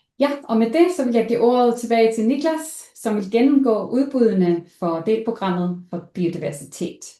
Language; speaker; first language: Danish; non-native, local second language; Faroese